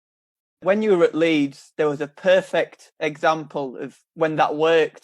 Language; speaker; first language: English; native; English